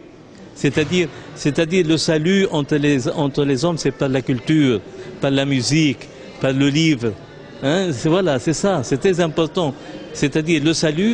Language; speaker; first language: French; non-native, local second language; Arabic